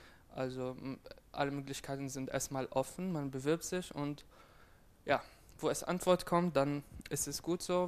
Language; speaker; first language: German; non-native, fluent; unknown